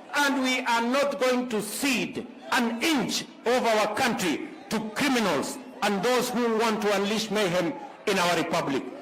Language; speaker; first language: English; non-native, local second language; Kalenjin